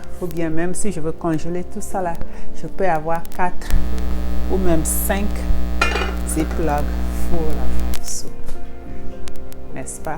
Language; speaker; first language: French; non-native, local second language; Ewe